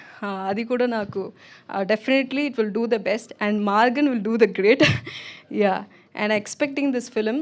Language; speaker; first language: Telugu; non-native, learner; Tamil